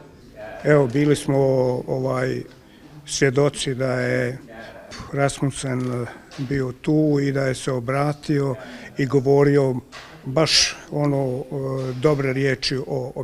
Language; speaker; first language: Bosnian; native; Bosnian